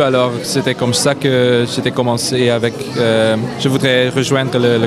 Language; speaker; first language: French; non-native, local second language; Dutch